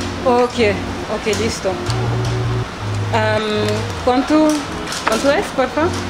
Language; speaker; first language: Spanish; non-native, learner; French